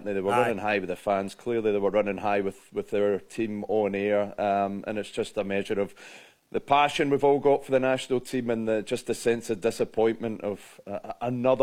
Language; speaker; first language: English; native; English